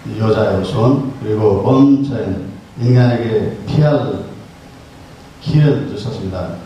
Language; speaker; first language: Korean; non-native, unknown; Nepali